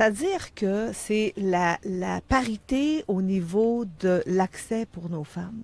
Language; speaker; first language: French; native; French